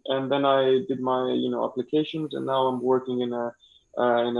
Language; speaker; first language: English; non-native, fluent; Greek